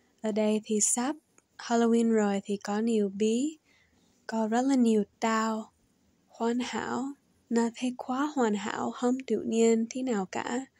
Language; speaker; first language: Vietnamese; early bilingual, heritage; Vietnamese